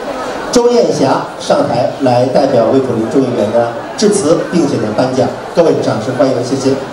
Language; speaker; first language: Chinese; native; Chinese